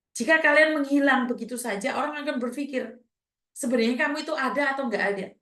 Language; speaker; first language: Indonesian; native; Indonesian